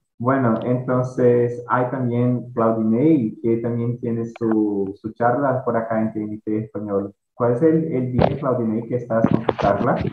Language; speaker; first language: Spanish; non-native, fluent; Portuguese